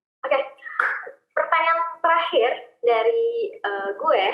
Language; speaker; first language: Indonesian; native; Indonesian